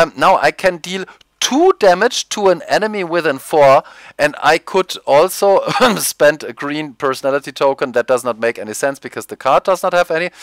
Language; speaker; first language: English; non-native, fluent; German